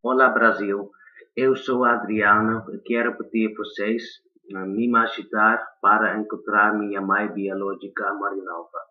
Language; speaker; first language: Portuguese; non-native, learner; Dutch